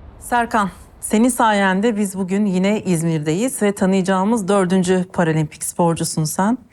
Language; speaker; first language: Turkish; native; Turkish